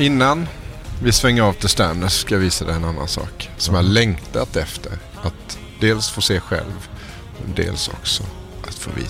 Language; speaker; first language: Swedish; native; Swedish